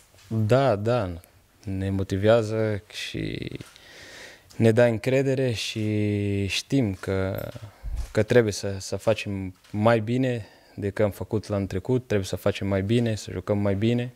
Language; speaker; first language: Romanian; non-native, fluent; Portuguese